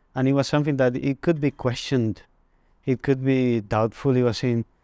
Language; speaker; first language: English; non-native, fluent; Spanish